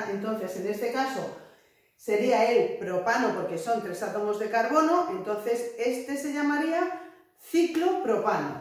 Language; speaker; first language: Spanish; native; Spanish